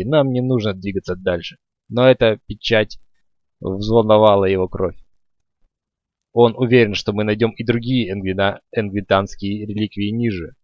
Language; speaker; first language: Russian; native; Russian